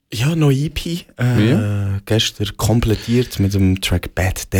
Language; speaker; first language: German; native; German